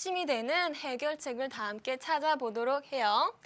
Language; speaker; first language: Korean; native; Korean